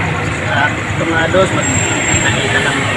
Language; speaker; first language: Filipino; native; Filipino